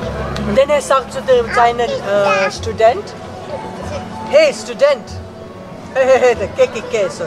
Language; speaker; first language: German; non-native, learner; Tibetan